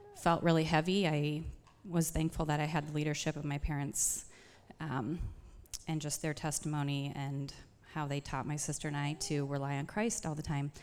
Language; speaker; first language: English; native; English